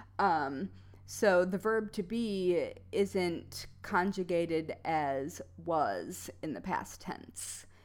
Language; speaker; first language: English; native; English